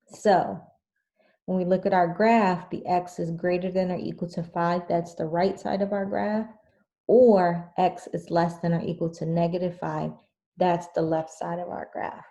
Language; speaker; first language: English; native; English